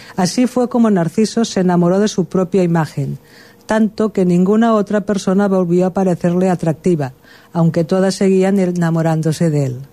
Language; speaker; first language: Spanish; non-native, local second language; Catalan